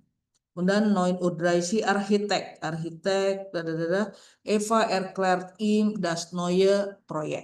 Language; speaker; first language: German; non-native, fluent; Indonesian